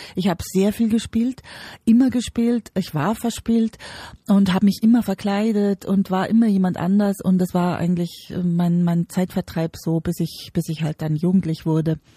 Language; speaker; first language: German; native; German